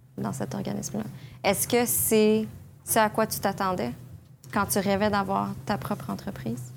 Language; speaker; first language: French; native; French